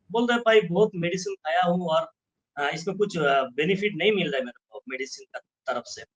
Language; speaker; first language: Hindi; non-native, fluent; Bangla